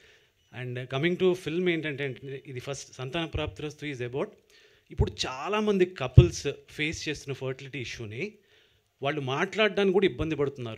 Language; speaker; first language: Telugu; native; Telugu